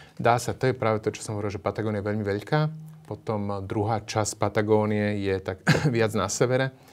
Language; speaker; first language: Slovak; native; Slovak